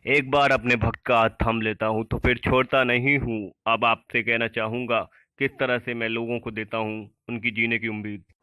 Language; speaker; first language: Hindi; native; Hindi